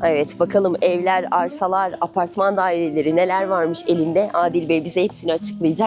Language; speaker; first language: Turkish; native; Turkish